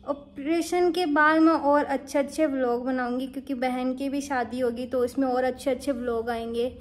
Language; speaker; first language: Hindi; native; Hindi